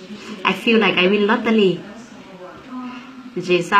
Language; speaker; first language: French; non-native, learner; Thai